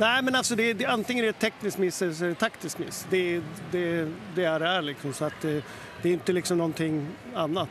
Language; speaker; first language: Swedish; native; Swedish